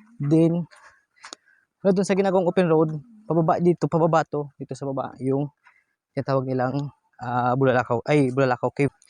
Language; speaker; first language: Filipino; non-native, local second language; Bikol